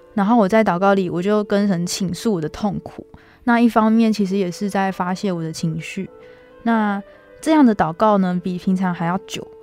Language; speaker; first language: Chinese; native; Chinese